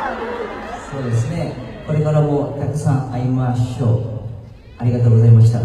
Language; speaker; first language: Japanese; non-native, fluent; Korean